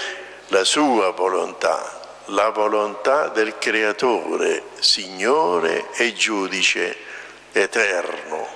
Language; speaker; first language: Italian; native; Italian